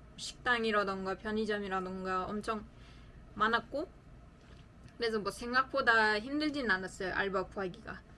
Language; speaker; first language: Korean; non-native, fluent; Uzbek